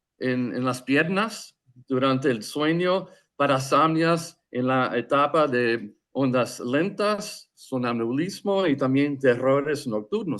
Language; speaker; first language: Spanish; non-native, fluent; English